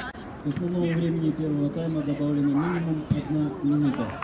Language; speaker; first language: Russian; native; Russian